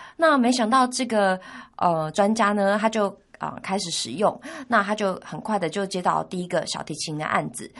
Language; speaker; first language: Chinese; native; Chinese